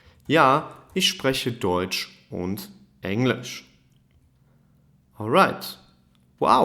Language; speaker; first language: German; non-native, fluent; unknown